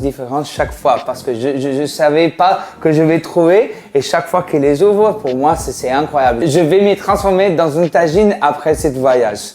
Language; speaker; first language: French; non-native, fluent; Spanish